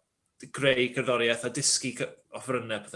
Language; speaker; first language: Welsh; native; Welsh